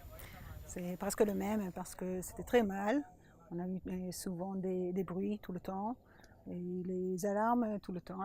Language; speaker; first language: French; non-native, learner; Hebrew